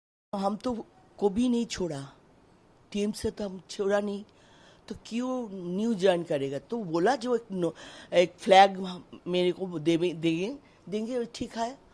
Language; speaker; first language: Hindi; non-native, local second language; Bangla